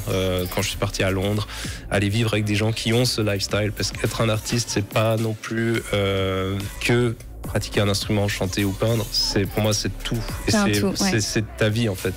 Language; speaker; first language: French; native; French